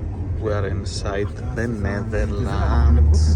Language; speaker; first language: English; non-native, learner; Greek